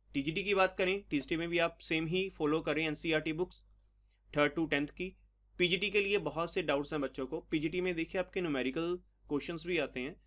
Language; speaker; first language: Hindi; non-native, local second language; Punjabi